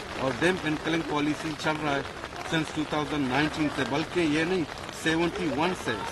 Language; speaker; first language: Urdu; non-native, local second language; Baluchi